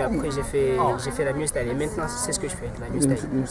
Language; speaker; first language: French; non-native, local second language; Ngazidja Comorian